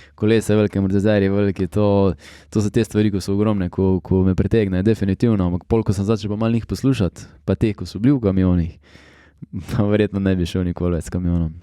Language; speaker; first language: Slovenian; native; Slovenian